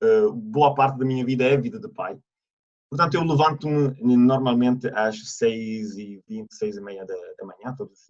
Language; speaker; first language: Portuguese; non-native, fluent; Italian